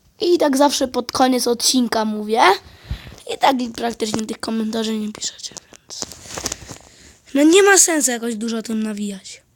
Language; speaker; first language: Polish; native; Polish